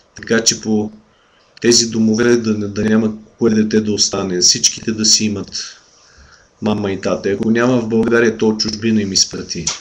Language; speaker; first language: Bulgarian; native; Bulgarian